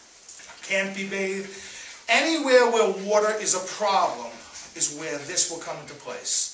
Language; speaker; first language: English; native; English